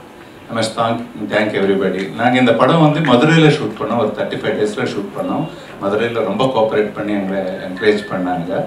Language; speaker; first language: Tamil; non-native, local second language; Telugu